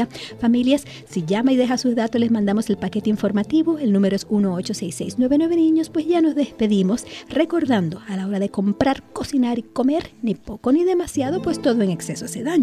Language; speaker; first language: Spanish; native; Spanish